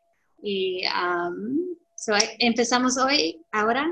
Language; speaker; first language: Spanish; early bilingual, heritage; Spanish